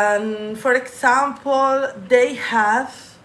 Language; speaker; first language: English; non-native, fluent; Italian